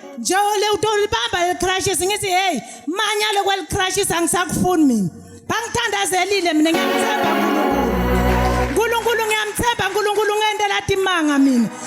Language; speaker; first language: Zulu; non-native, local second language; Swati